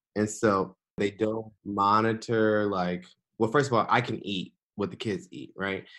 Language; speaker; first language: English; native; English